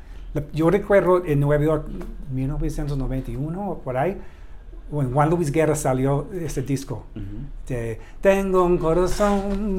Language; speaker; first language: Spanish; non-native, learner; English